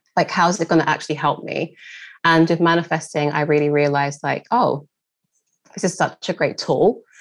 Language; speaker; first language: English; native; English